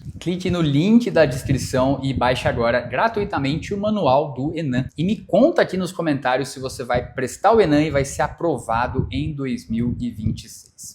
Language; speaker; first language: Portuguese; native; Portuguese